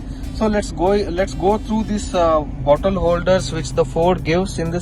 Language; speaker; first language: English; non-native, local second language; Kannada